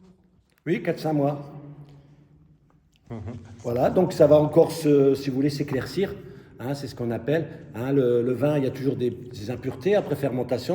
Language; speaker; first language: French; native; French